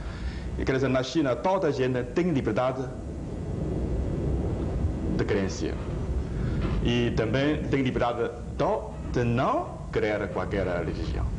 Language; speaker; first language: Portuguese; non-native, fluent; Chinese